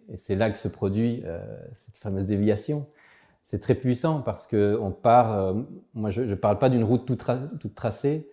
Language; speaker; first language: French; early bilingual, other home language; Spanish